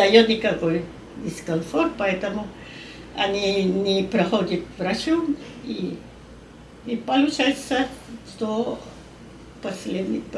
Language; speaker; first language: Russian; non-native, learner; Spanish